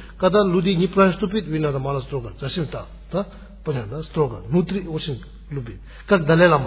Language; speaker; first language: Russian; non-native, learner; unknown